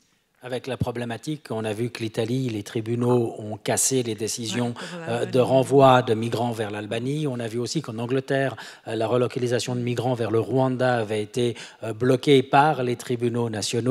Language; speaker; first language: French; native; French